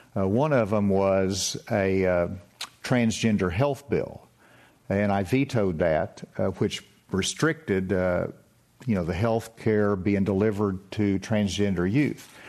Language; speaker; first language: English; native; English